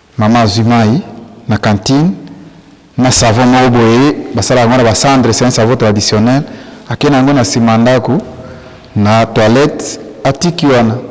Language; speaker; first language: Lingala; non-native, local second language; Swahili